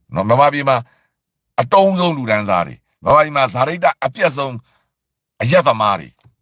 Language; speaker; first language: Burmese; native; Burmese